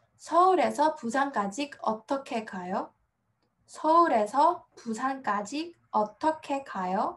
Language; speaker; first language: Korean; non-native, fluent; English